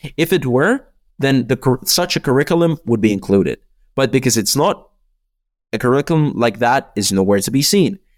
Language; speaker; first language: English; non-native, fluent; Czech